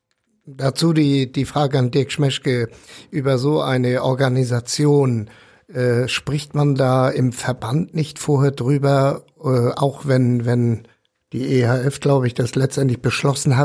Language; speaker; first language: German; native; German